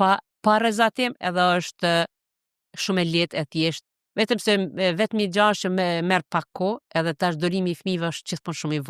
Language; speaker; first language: Albanian; native; Albanian